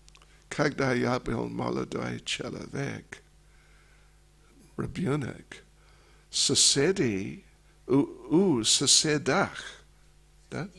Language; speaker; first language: Russian; non-native, learner; English